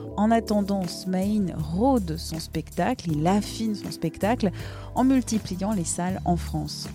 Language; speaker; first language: French; native; French